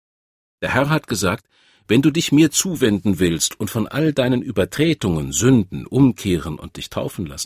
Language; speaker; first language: German; native; German